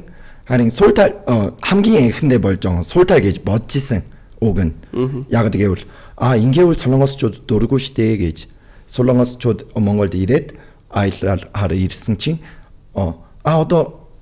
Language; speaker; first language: Mongolian; non-native, fluent; Korean